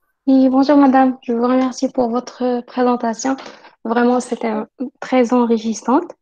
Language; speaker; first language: French; non-native, local second language; Arabic